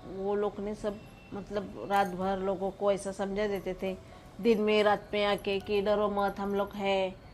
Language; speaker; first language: Hindi; non-native, local second language; Marathi